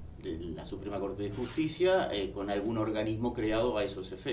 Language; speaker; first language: Spanish; native; Spanish